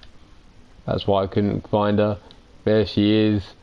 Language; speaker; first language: English; native; English